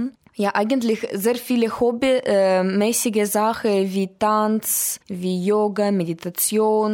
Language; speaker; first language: German; non-native, learner; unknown